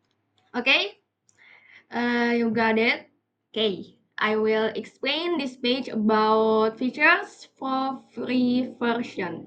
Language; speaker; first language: English; non-native, learner; Indonesian